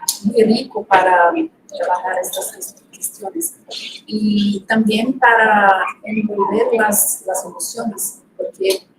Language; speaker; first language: Spanish; non-native, fluent; Portuguese